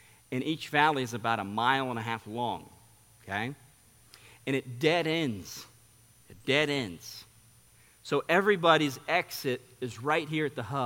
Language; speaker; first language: English; early bilingual, heritage; English